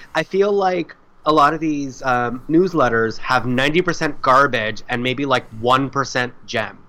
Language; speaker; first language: English; native; English